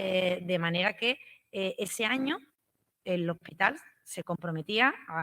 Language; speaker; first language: Spanish; native; Spanish